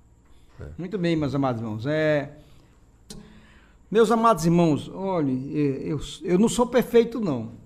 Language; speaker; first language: Portuguese; native; Portuguese